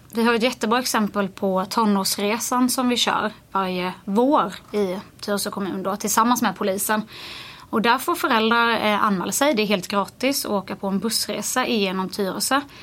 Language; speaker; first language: Swedish; native; Swedish